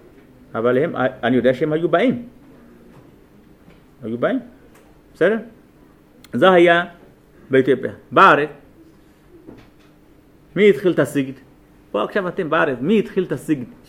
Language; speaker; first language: Hebrew; non-native, fluent; Amharic